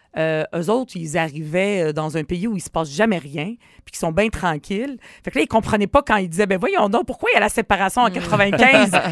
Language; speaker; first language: French; early bilingual, other home language; Arabic